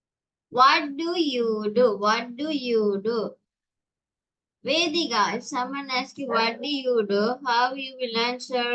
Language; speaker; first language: English; non-native, local second language; Tamil